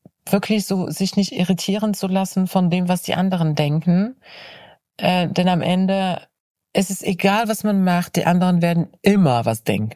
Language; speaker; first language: German; non-native, fluent; Arabic